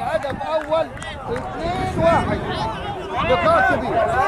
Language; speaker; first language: Arabic; native; Arabic